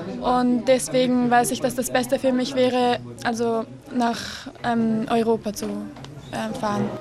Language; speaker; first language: German; non-native, fluent; Greek